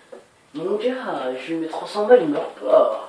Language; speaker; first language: French; native; French